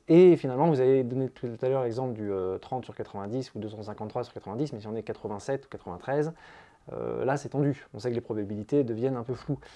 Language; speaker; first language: French; native; French